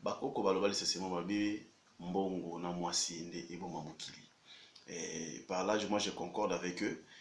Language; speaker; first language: French; non-native, local second language; Lingala